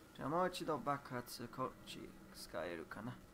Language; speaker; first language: Japanese; non-native, learner; English